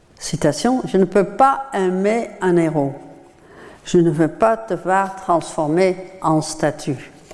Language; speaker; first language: French; non-native, fluent; Dutch